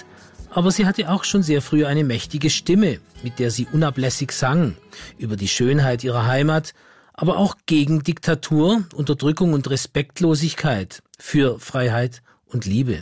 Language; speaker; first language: German; native; German